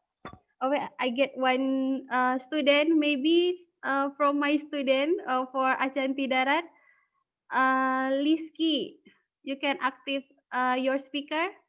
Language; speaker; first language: English; non-native, learner; Indonesian